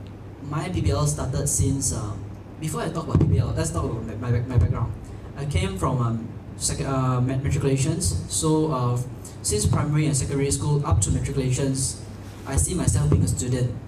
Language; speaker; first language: English; non-native, local second language; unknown